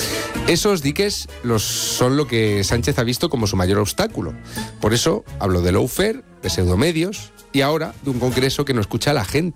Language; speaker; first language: Spanish; native; Spanish